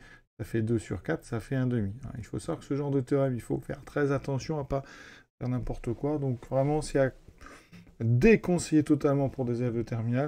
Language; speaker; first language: French; native; French